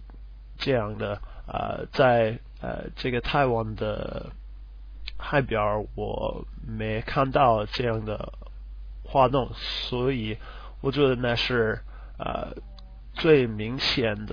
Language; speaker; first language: Chinese; non-native, learner; English